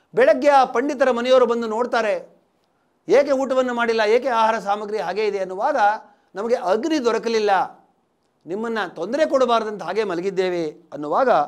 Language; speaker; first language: Kannada; native; Kannada